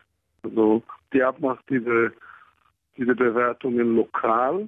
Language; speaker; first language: German; non-native, fluent; Hebrew